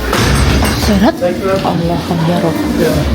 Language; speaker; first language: Turkish; non-native, learner; Indonesian